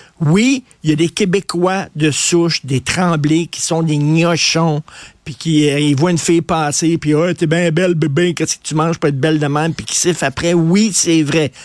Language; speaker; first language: French; native; French